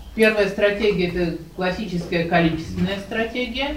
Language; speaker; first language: Russian; native; Russian